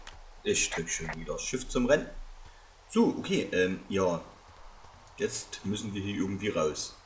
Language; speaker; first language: German; native; German